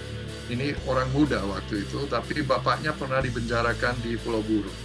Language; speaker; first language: Indonesian; non-native, fluent; English